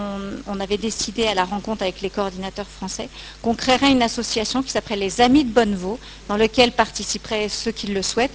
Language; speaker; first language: French; native; French